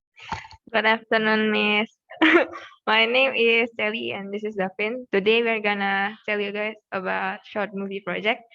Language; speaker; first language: English; non-native, learner; Indonesian